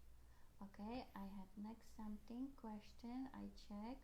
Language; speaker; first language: English; non-native, learner; Polish